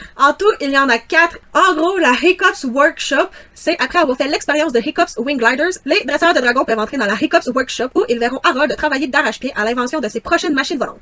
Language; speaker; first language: French; native; French